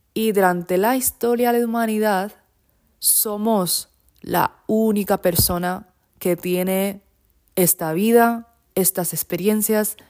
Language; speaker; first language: Spanish; non-native, fluent; Japanese